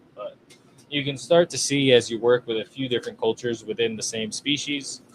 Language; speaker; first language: English; native; English